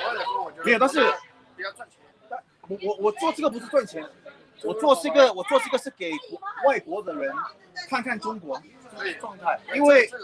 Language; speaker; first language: Chinese; early bilingual, heritage; Chinese